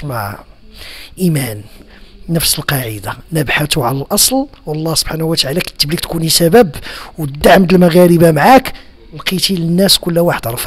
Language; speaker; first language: Arabic; native; Arabic